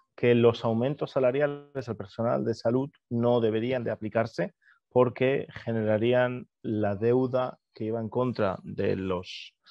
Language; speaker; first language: Spanish; native; Spanish